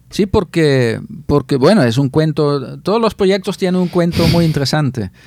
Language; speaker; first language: Spanish; non-native, fluent; Dutch